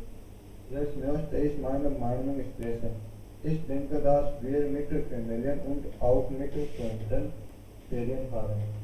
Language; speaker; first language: German; non-native, learner; Hindi